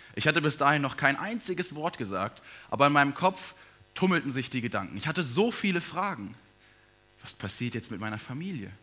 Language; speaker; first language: German; native; German